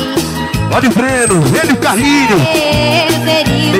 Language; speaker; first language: Portuguese; native; Portuguese